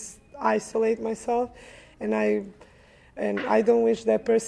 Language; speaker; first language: English; early bilingual, other home language; Serbian